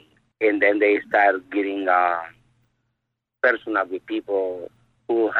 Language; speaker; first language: English; non-native, fluent; Spanish